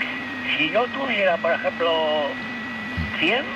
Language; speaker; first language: Spanish; native; Spanish